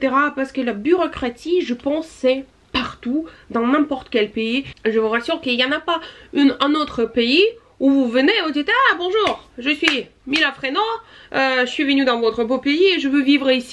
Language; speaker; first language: French; non-native, fluent; Russian